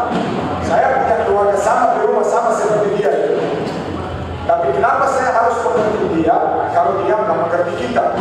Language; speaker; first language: Indonesian; non-native, fluent; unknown